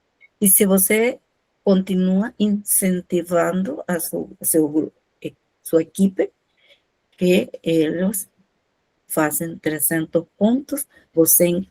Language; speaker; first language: Portuguese; non-native, fluent; Spanish